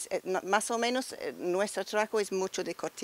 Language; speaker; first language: Spanish; non-native, learner; English